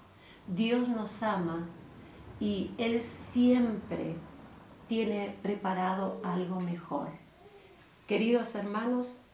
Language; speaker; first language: Spanish; native; Spanish